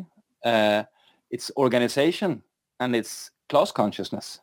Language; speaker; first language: English; non-native, fluent; Swedish